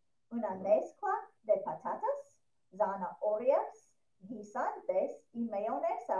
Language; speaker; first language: Spanish; non-native, fluent; English